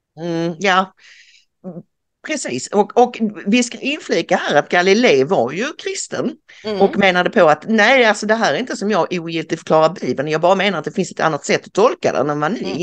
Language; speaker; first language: Swedish; native; Swedish